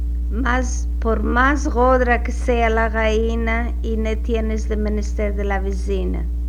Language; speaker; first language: Spanish; native; Spanish